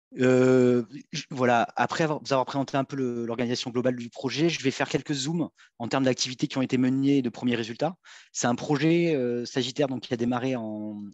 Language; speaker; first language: French; native; French